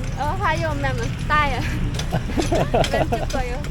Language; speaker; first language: Korean; non-native, learner; Lao